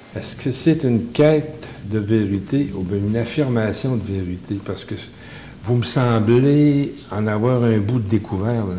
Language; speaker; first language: French; native; French